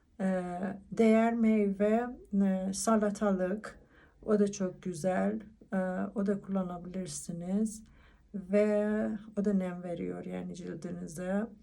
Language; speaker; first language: Turkish; non-native, learner; Persian